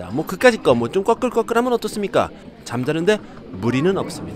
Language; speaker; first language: Korean; native; Korean